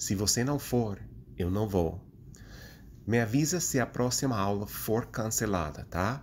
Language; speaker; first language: Portuguese; non-native, fluent; English